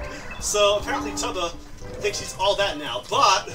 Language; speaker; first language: English; native; English